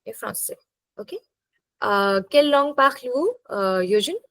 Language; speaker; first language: French; non-native, fluent; English